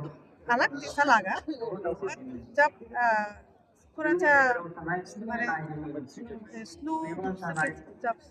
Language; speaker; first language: Hindi; non-native, learner; Kok Borok